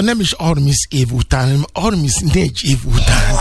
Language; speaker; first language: Hungarian; non-native, fluent; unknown